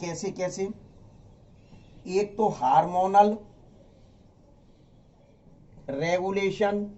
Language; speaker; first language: Hindi; native; Hindi